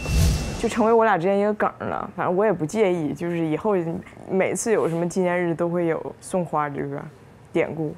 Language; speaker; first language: Chinese; native; Chinese